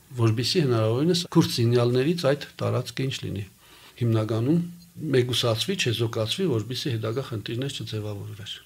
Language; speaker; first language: Armenian; native; Armenian